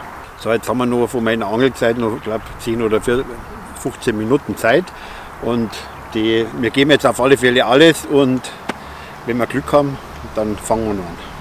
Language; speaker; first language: German; native; German